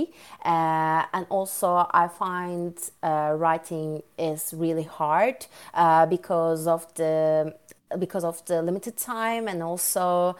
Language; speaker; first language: English; non-native, fluent; Turkish